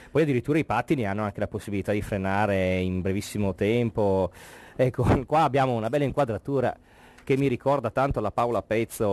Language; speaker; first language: Italian; native; Italian